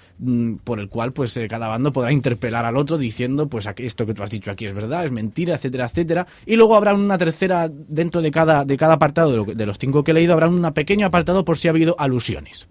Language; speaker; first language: Spanish; native; Spanish